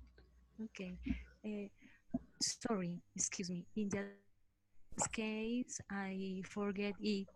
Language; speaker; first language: English; non-native, learner; Spanish